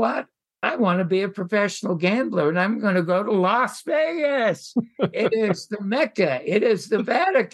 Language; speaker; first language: English; native; English